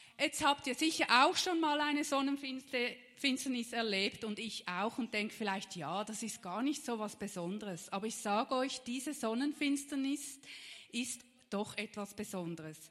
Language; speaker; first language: German; native; German